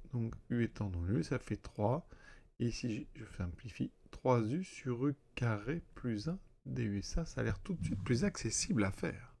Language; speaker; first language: French; native; French